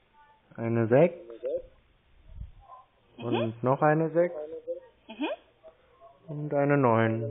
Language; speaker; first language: German; native; German